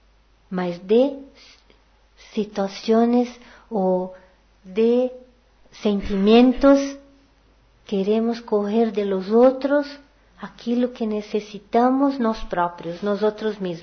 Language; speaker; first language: Portuguese; non-native, learner; Spanish